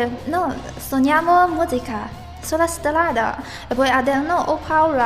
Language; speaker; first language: Italian; non-native, learner; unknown